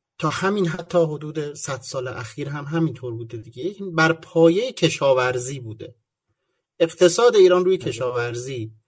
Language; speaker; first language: Persian; native; Persian